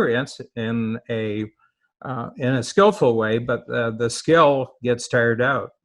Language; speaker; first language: English; native; English